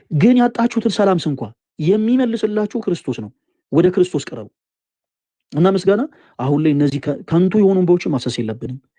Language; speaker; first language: Amharic; native; Amharic